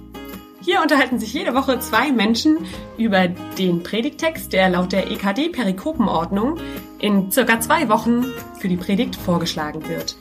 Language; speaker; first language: German; native; German